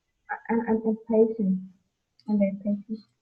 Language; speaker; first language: English; non-native, learner; Vietnamese